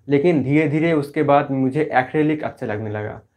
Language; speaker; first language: Hindi; non-native, local second language; Bangla